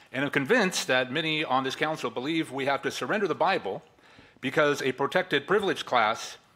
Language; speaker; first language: English; native; English